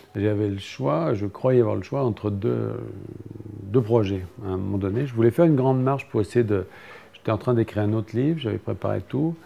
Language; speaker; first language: French; native; French